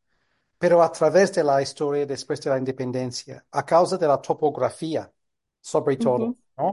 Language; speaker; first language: Spanish; non-native, fluent; English